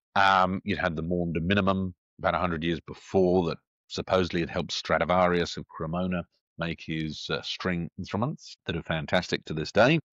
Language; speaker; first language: English; native; English